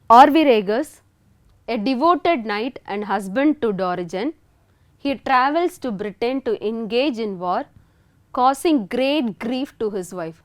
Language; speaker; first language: English; non-native, local second language; Tamil